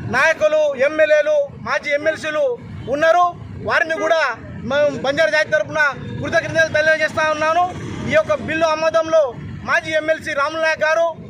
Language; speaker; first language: Telugu; non-native, local second language; Lambadi